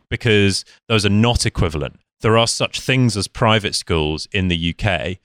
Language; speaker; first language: English; native; English